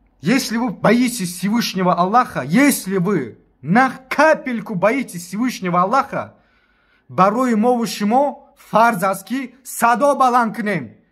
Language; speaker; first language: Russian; non-native, local second language; Tajik